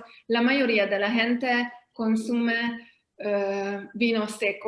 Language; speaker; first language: Spanish; non-native, fluent; Hungarian